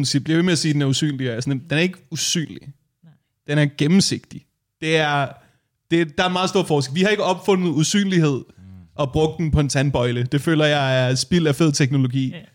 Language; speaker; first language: Danish; native; Danish